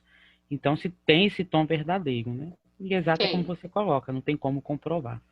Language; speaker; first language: Portuguese; native; Portuguese